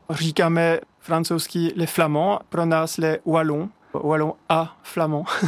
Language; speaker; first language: Czech; non-native, fluent; French